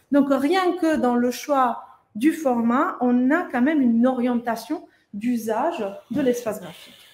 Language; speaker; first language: French; non-native, fluent; Italian